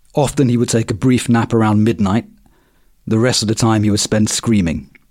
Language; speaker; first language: English; native; English